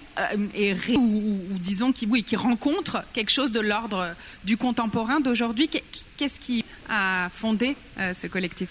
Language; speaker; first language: French; native; French